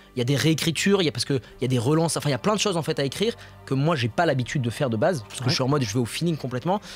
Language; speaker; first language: French; native; French